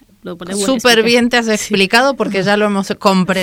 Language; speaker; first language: Spanish; native; Spanish